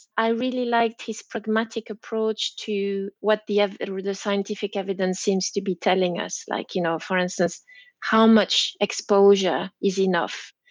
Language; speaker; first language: English; non-native, fluent; French